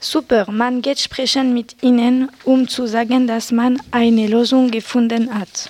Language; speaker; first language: German; non-native, learner; French